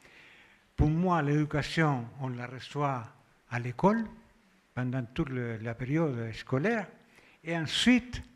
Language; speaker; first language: French; non-native, fluent; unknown